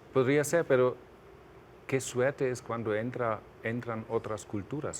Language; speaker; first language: Spanish; non-native, fluent; German